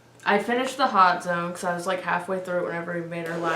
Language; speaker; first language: English; native; English